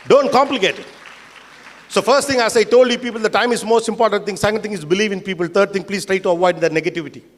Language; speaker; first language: English; non-native, local second language; Tamil